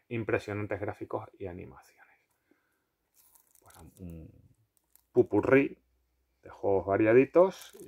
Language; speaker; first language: Spanish; native; Spanish